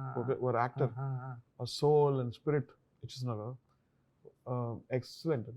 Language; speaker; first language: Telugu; non-native, learner; Tamil